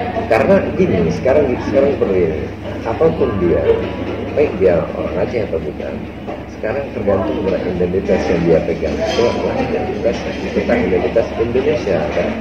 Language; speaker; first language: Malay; non-native, local second language; Achinese